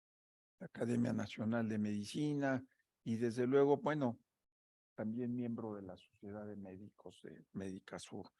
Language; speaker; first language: Spanish; native; Spanish